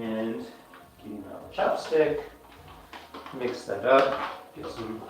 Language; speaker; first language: English; native; English